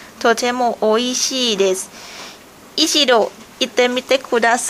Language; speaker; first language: Japanese; non-native, learner; Thai